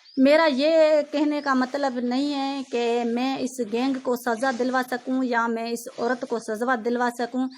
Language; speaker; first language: Urdu; non-native, local second language; Sindhi